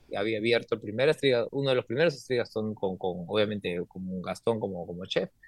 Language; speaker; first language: Spanish; native; Spanish